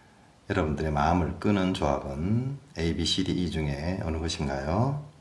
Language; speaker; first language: Korean; native; Korean